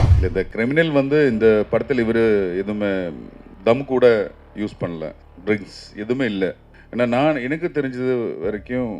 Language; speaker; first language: Tamil; non-native, learner; Malayalam